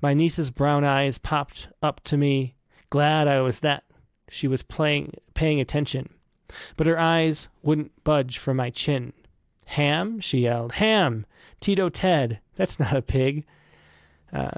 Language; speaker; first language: English; native; English